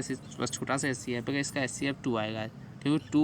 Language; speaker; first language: Hindi; native; Hindi